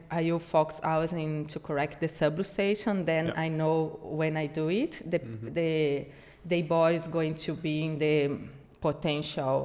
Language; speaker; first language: English; non-native, learner; Portuguese